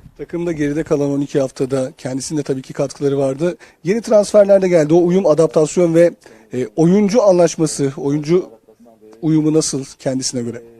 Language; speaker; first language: Turkish; native; Turkish